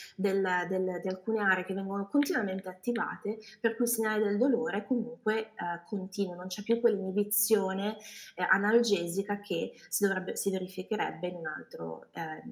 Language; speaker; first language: Italian; native; Italian